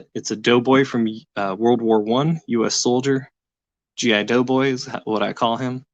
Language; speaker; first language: English; native; English